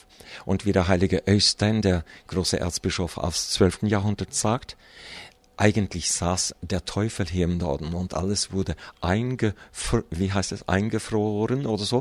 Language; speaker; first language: German; non-native, fluent; Norwegian